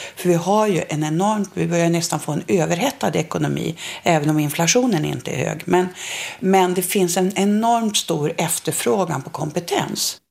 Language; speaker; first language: Swedish; native; Swedish